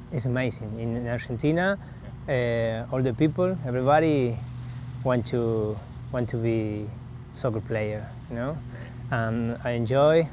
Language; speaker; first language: English; non-native, learner; Spanish